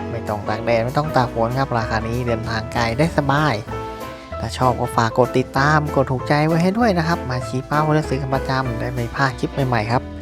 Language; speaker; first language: Thai; native; Thai